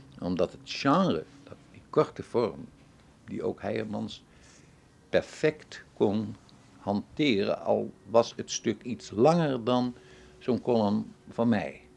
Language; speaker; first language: Dutch; native; Dutch